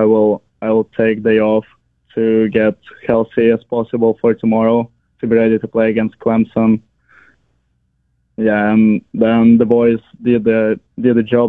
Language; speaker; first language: English; non-native, fluent; Ukrainian